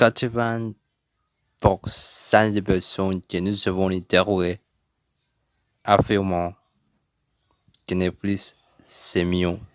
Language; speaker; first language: French; non-native, learner; Spanish